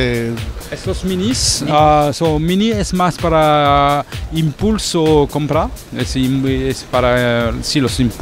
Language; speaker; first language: Spanish; non-native, fluent; French